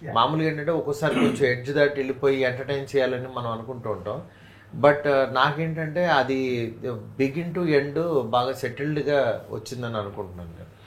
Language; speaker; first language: Telugu; native; Telugu